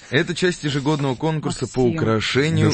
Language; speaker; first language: Russian; native; Russian